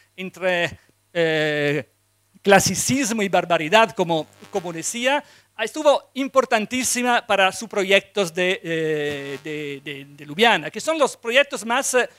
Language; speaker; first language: Spanish; non-native, fluent; Italian